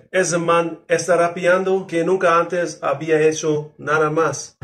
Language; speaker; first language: Spanish; non-native, fluent; English